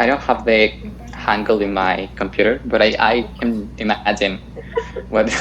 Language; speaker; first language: English; non-native, fluent; Spanish